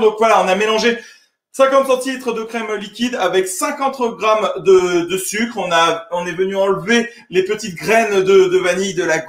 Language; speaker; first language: French; native; French